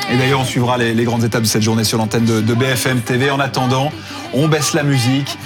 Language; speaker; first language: French; native; French